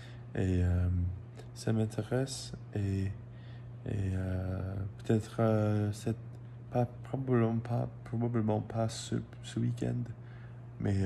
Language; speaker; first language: French; non-native, learner; English